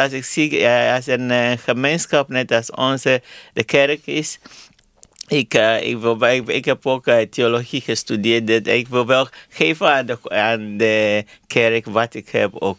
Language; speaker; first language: Dutch; non-native, learner; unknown